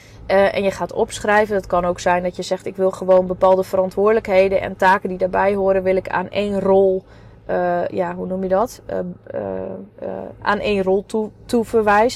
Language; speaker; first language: Dutch; native; Dutch